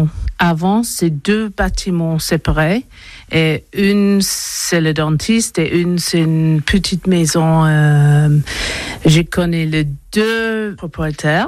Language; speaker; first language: French; non-native, learner; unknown